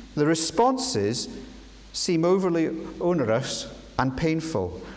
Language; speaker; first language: English; native; English